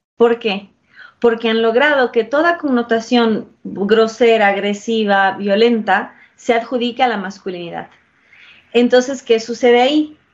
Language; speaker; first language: Spanish; early bilingual, heritage; English